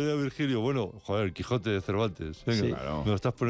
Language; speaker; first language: Spanish; native; Spanish